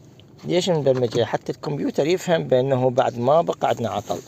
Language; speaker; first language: Arabic; native; Arabic